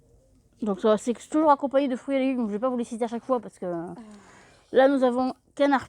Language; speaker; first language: French; native; French